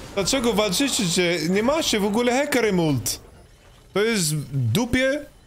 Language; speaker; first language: Polish; non-native, learner; Swedish